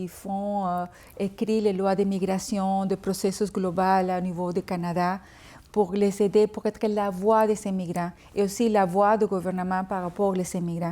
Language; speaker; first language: French; non-native, fluent; Spanish